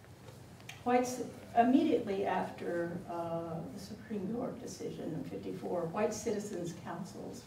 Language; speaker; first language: English; native; English